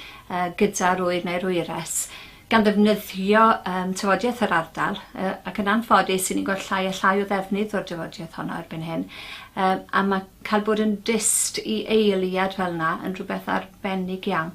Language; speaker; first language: Welsh; native; Welsh